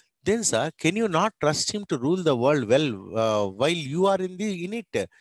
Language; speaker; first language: English; non-native, local second language; Telugu